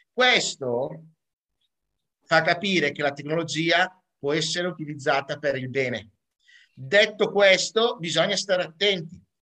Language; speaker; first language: Italian; native; Italian